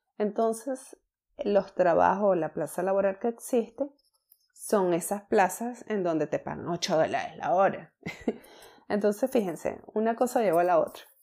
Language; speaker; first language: Spanish; native; Spanish